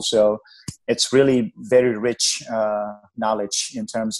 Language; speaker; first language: English; non-native, fluent; Indonesian